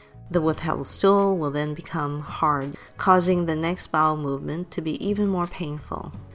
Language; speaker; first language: English; native; English